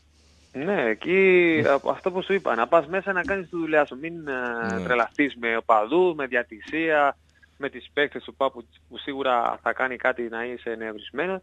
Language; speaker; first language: Greek; non-native, learner; Spanish